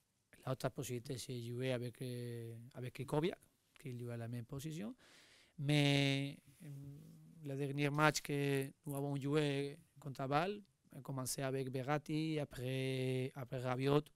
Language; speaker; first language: French; non-native, learner; Spanish